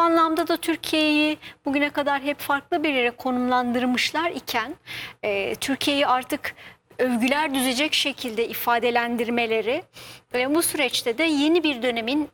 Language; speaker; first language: Turkish; native; Turkish